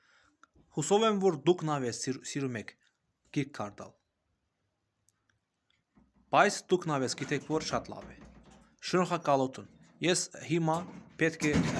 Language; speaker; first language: Armenian; non-native, learner; Azerbaijani